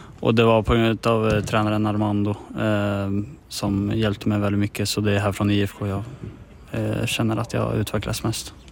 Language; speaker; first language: Swedish; native; Swedish